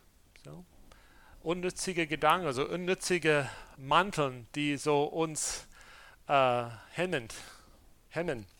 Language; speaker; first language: German; non-native, fluent; English